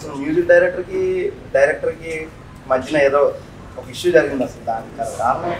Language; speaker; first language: Telugu; native; Telugu